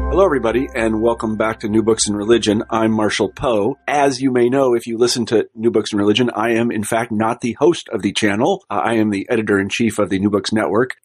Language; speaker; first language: English; native; English